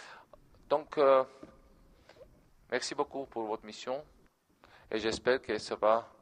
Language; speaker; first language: French; non-native, learner; Georgian